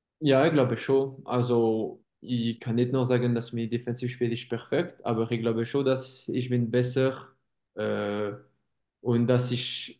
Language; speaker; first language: German; non-native, local second language; French